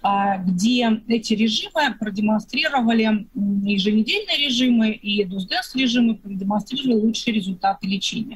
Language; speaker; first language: Russian; native; Russian